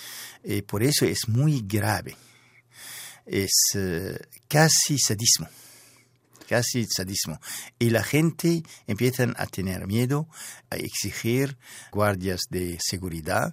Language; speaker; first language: Spanish; non-native, fluent; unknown